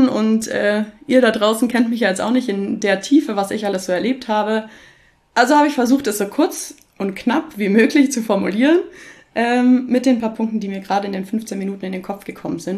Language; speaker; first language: German; native; German